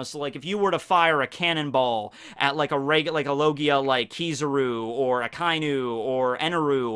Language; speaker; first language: English; native; English